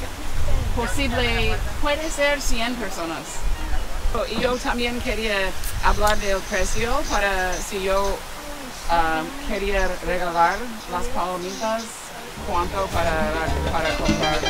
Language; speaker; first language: Spanish; non-native, learner; English